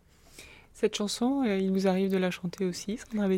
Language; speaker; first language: French; native; French